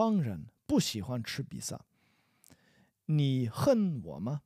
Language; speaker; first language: Chinese; non-native, fluent; English